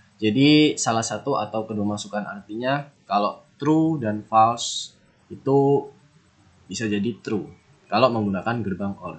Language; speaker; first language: Indonesian; native; Indonesian